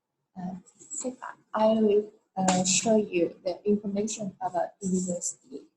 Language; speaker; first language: English; non-native, learner; Japanese